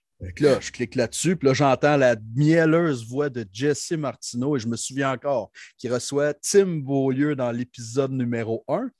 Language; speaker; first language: French; native; French